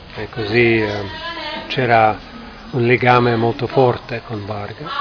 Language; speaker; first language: Italian; non-native, fluent; English